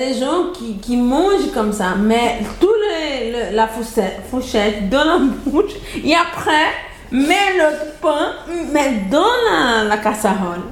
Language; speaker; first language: French; non-native, learner; Portuguese